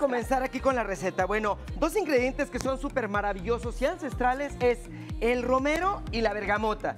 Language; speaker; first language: Spanish; native; Spanish